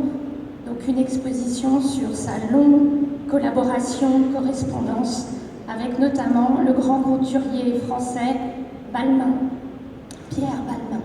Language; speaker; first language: French; native; French